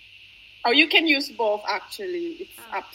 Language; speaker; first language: English; non-native, fluent; Indonesian